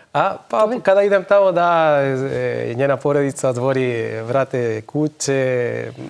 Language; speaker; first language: Serbian; non-native, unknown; Spanish